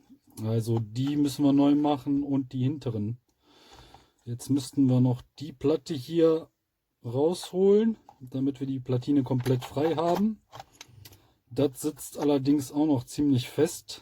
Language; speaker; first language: German; native; German